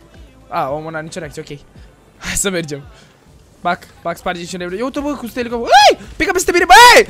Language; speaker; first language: Romanian; native; Romanian